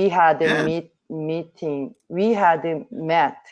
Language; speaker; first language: English; non-native, learner; Korean